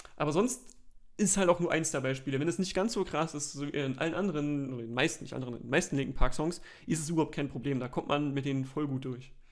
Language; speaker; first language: German; native; German